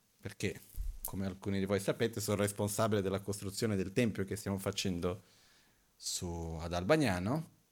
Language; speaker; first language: Italian; non-native, fluent; Portuguese